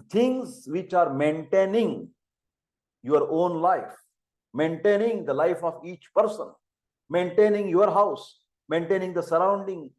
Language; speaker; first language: Hindi; non-native, local second language; Marathi